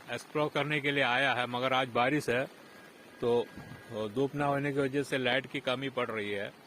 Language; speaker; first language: Hindi; non-native, local second language; Malayalam